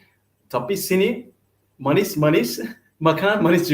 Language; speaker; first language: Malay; non-native, learner; Turkish